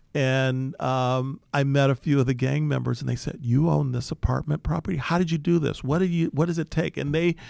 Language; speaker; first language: English; native; English